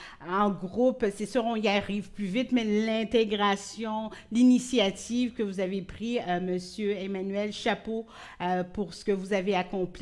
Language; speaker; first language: French; native; French